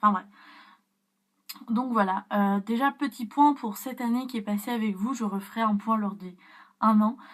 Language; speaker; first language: French; native; French